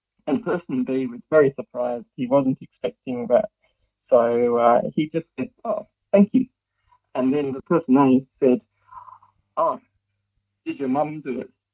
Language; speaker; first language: English; native; English